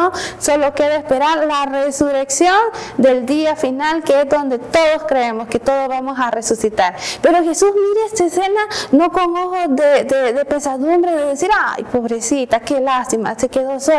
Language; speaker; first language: Spanish; native; Spanish